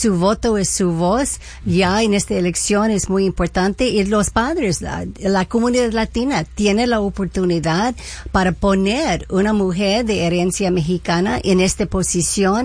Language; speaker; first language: Spanish; early bilingual, heritage; Spanish